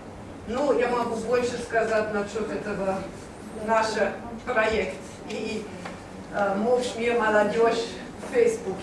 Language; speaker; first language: Russian; non-native, learner; German